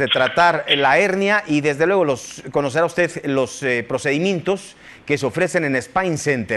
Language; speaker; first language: Spanish; native; Spanish